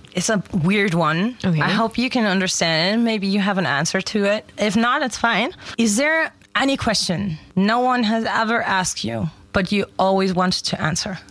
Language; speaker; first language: English; non-native, fluent; German